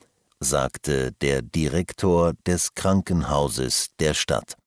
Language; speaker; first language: German; native; German